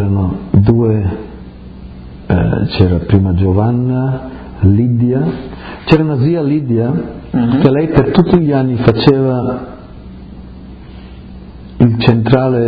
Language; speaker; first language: Italian; early bilingual, heritage; Friulian